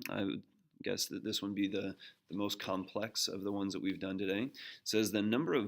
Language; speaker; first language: English; native; English